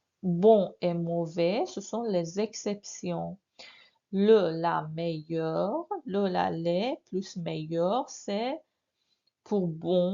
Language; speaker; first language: French; non-native, fluent; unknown